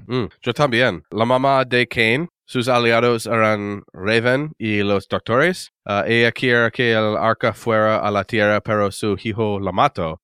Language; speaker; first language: Spanish; non-native, learner; English